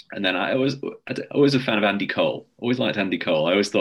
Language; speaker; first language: English; native; English